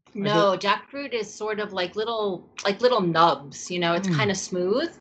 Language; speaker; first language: English; native; English